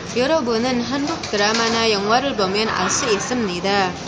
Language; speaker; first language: Korean; non-native, learner; Indonesian